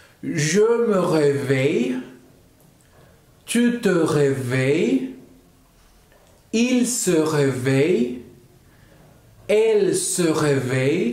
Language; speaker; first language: French; non-native, learner; Spanish